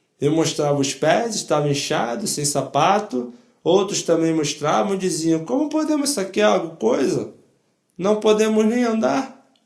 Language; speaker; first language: Portuguese; non-native, fluent; Polish